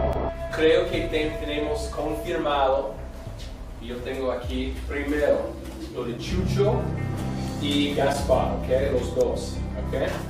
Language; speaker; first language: Spanish; non-native, learner; English